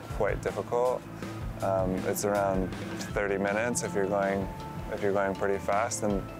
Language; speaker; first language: English; native; English